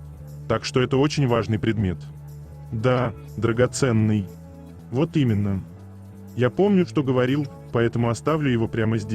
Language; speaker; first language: Russian; native; Russian